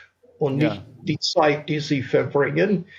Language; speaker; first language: German; non-native, fluent; English